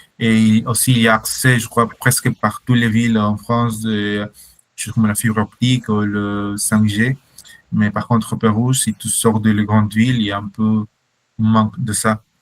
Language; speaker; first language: French; non-native, fluent; Spanish